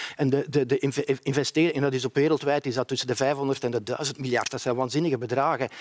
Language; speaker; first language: Dutch; native; Dutch